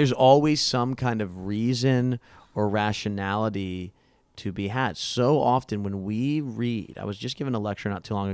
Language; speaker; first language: English; native; English